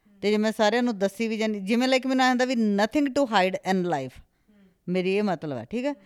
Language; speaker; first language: Punjabi; native; Punjabi